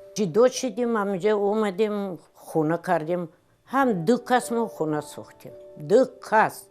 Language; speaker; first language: Tajik; non-native, fluent; Russian